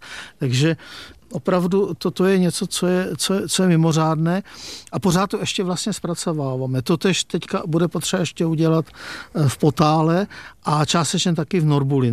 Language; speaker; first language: Czech; native; Czech